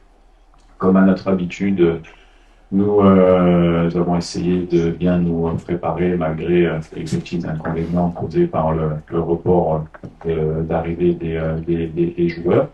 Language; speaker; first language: French; non-native, fluent; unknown